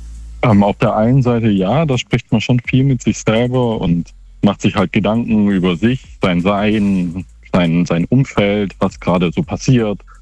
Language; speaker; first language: German; native; German